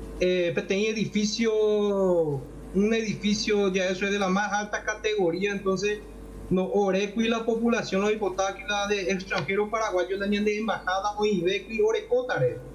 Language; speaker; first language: Spanish; native; Spanish